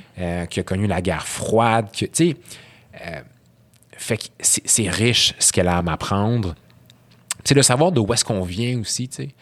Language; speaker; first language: French; early bilingual, other home language; Arabic